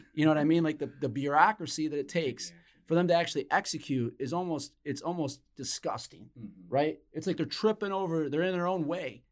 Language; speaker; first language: English; native; English